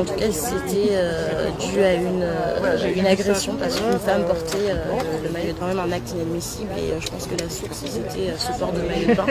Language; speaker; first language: French; native; French